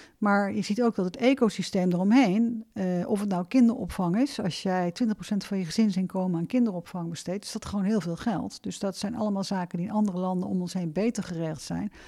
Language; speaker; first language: Dutch; native; Dutch